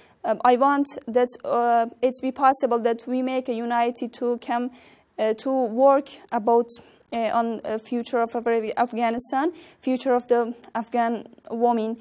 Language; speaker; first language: English; non-native, learner; Persian